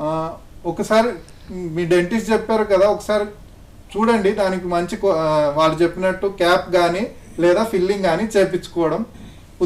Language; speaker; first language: Telugu; native; Telugu